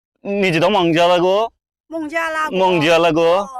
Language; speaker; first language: Chinese; non-native, learner; Bangla